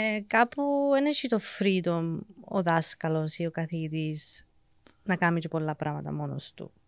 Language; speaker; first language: Greek; early bilingual, heritage; English